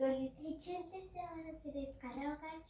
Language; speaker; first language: Mongolian; early bilingual, heritage; Mongolian